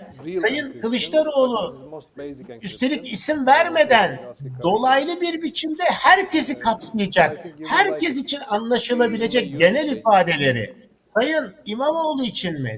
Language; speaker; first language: Turkish; native; Turkish